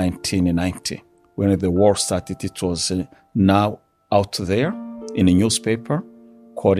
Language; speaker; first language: English; non-native, local second language; Kinyarwanda